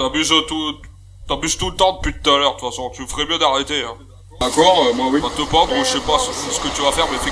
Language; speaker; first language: French; native; French